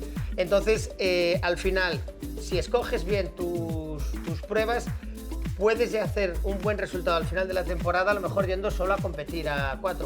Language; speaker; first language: Spanish; native; Spanish